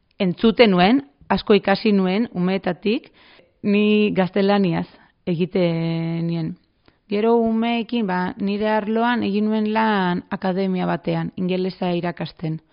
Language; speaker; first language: Basque; non-native, fluent; Greek